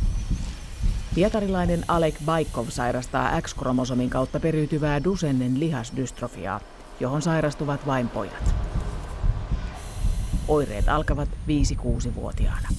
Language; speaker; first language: Finnish; native; Finnish